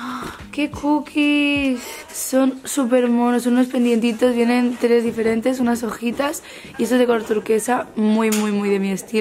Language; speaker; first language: Spanish; native; Spanish